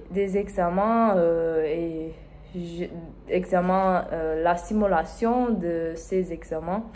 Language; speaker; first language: French; non-native, learner; Spanish